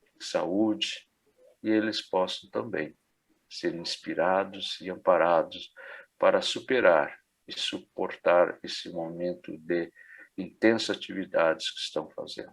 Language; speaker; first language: Portuguese; native; Portuguese